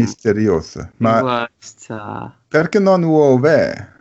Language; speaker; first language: Italian; non-native, fluent; German